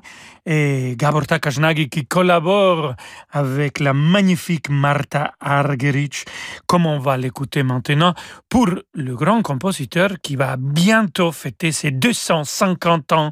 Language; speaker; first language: French; non-native, fluent; Spanish